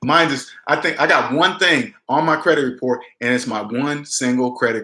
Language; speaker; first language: English; native; English